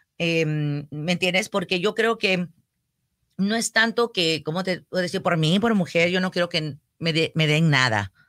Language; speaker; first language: Spanish; early bilingual, heritage; Spanish